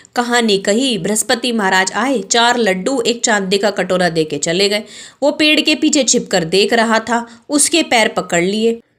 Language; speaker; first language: Hindi; native; Hindi